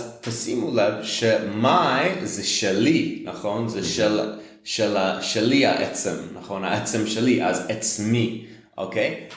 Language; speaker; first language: Hebrew; non-native, fluent; English